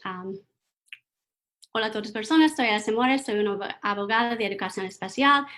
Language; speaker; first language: Spanish; non-native, learner; English